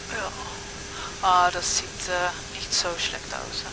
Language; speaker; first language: German; non-native, learner; Dutch